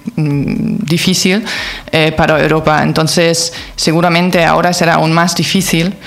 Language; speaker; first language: Spanish; non-native, fluent; German